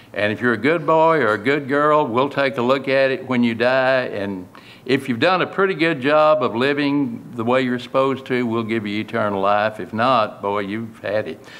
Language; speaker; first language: English; native; English